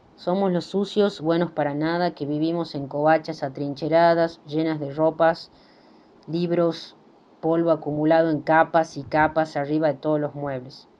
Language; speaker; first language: Spanish; native; Spanish